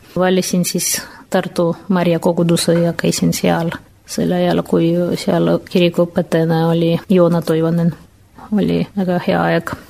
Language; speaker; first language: Estonian; non-native, fluent; Russian